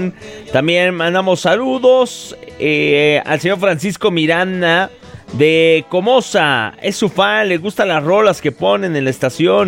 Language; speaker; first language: Spanish; native; Spanish